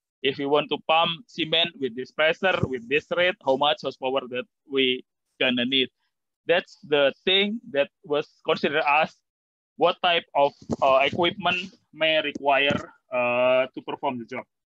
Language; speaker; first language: English; non-native, fluent; Javanese